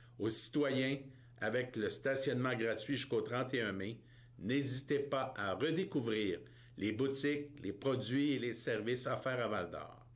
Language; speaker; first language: French; native; French